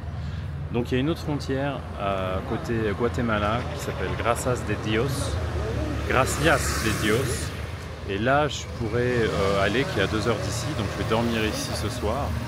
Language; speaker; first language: French; native; French